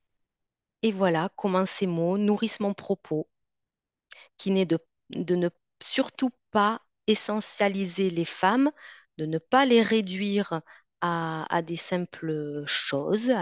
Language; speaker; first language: French; native; French